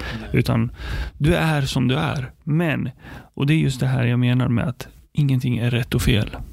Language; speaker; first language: Swedish; early bilingual, other home language; Arabic